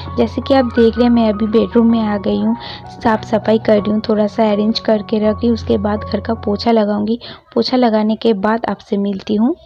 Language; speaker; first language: Hindi; non-native, local second language; Bangla